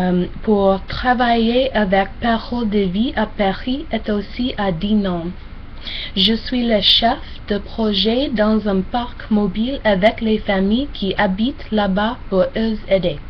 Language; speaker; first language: French; non-native, learner; English